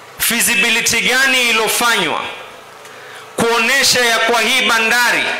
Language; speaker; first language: Swahili; native; Swahili